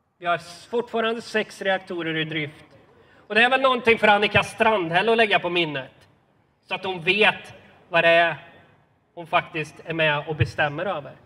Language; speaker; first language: Swedish; native; Swedish